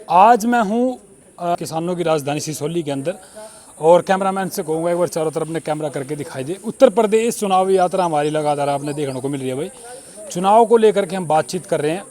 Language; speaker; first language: Hindi; native; Hindi